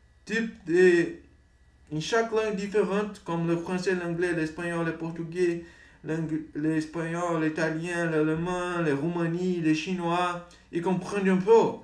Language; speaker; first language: French; non-native, learner; Portuguese